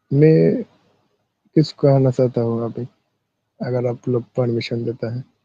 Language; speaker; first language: Hindi; non-native, learner; Bangla